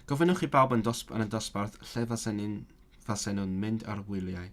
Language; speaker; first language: Welsh; non-native, learner; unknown